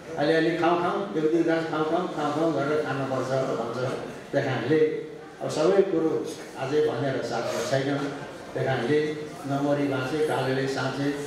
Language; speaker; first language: Nepali; native; Nepali